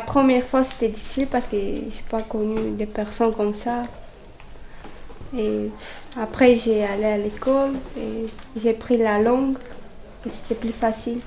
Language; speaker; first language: French; non-native, learner; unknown